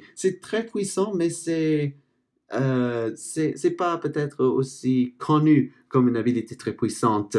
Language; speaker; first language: French; non-native, fluent; English